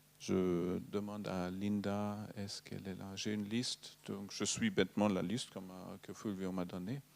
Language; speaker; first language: French; non-native, fluent; German